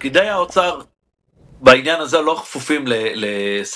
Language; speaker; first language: Hebrew; native; Hebrew